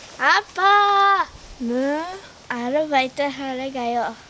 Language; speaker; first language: Korean; non-native, learner; English